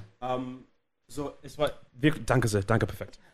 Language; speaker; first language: German; non-native, learner; Shona